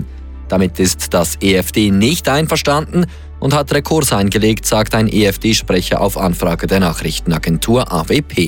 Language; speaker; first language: German; native; German